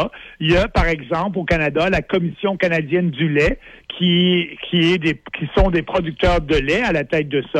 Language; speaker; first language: French; native; French